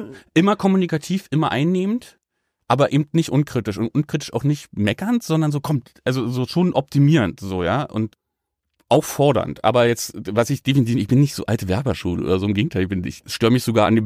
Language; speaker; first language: German; native; German